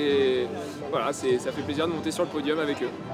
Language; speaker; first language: French; native; French